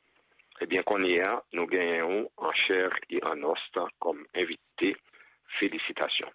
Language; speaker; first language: French; non-native, local second language; Haitian Creole